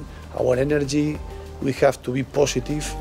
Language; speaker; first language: English; non-native, learner; Spanish